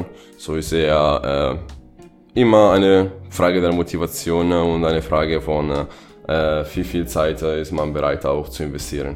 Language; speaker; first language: German; non-native, fluent; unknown